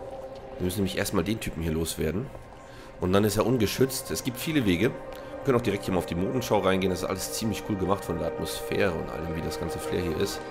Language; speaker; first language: German; native; German